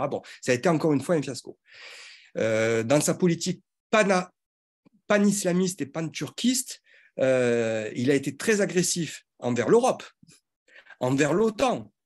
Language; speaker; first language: French; native; French